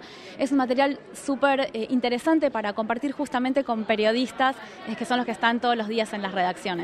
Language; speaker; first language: Spanish; native; Spanish